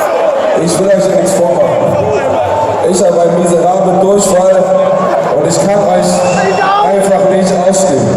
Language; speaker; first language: German; native; German